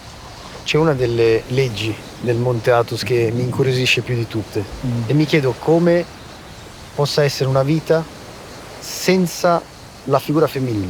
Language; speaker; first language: Italian; native; Italian